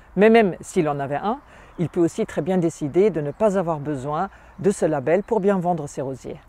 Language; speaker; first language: French; non-native, fluent; German